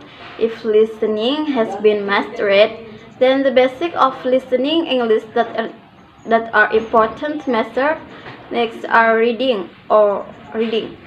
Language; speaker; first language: English; non-native, learner; Indonesian